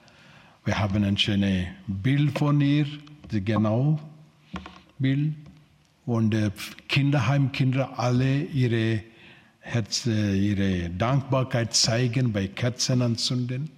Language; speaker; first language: German; non-native, learner; Telugu